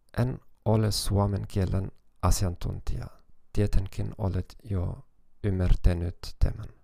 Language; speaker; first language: Finnish; non-native, learner; German